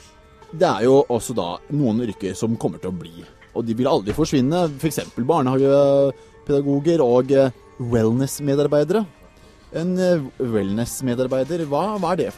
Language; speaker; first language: Norwegian; native; Norwegian